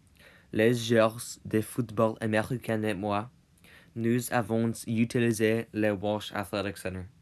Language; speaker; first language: French; non-native, learner; English